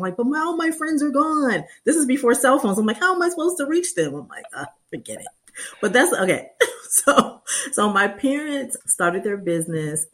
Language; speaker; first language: English; native; English